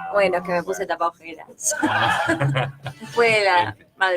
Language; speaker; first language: Spanish; native; Spanish